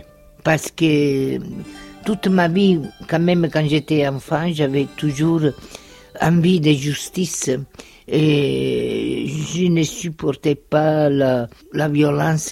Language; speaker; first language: French; non-native, fluent; Italian